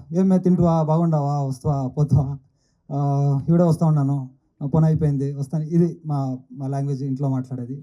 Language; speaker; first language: Telugu; native; Telugu